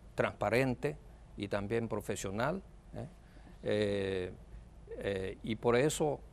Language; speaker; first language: Spanish; non-native, fluent; Chinese